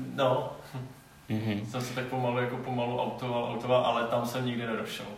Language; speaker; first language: Czech; non-native, local second language; Polish